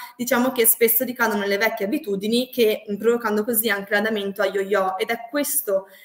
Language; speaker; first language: Italian; native; Italian